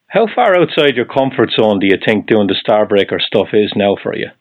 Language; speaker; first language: English; native; English